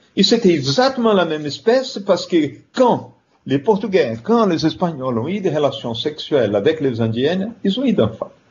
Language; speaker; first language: French; non-native, fluent; Portuguese